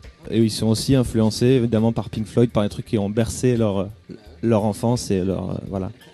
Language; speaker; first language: French; native; French